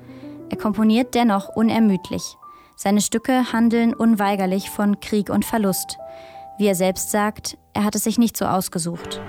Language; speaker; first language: German; native; German